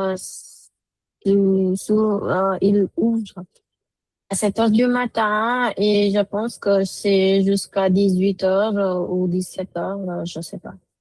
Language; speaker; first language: French; non-native, fluent; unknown